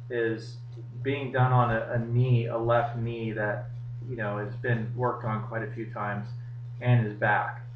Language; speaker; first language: English; native; English